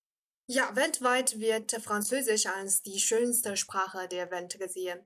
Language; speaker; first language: German; non-native, fluent; Chinese